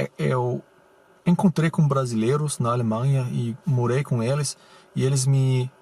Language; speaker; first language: Portuguese; non-native, fluent; German